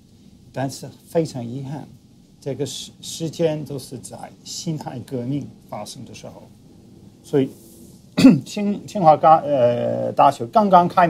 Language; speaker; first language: Chinese; non-native, fluent; English